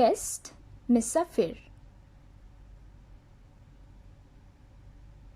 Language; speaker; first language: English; non-native, fluent; Bangla